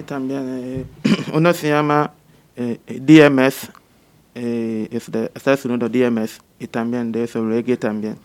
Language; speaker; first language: Spanish; non-native, learner; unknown